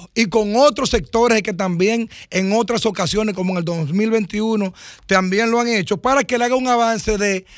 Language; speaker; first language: Spanish; native; Spanish